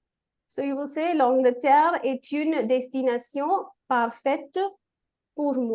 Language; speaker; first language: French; non-native, fluent; Hindi